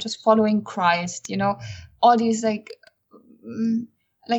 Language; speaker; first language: English; non-native, fluent; German